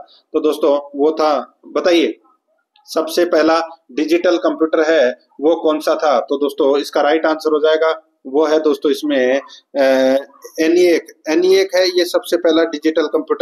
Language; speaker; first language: Hindi; native; Hindi